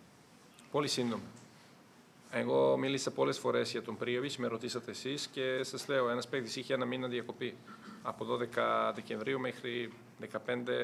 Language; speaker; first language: Greek; non-native, fluent; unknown